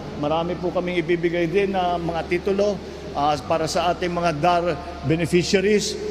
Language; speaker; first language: Filipino; native; Filipino